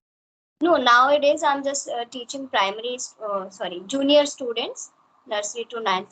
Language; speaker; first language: English; non-native, local second language; Hindi